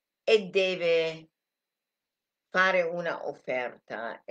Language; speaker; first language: Italian; non-native, fluent; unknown